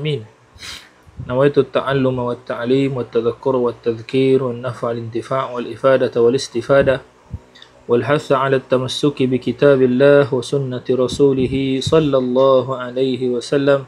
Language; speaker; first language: Arabic; non-native, fluent; Malay